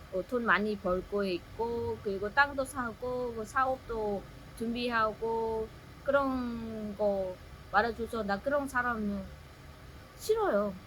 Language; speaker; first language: Korean; non-native, learner; Vietnamese